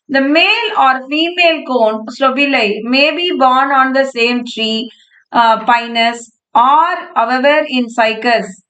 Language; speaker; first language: English; non-native, local second language; Tamil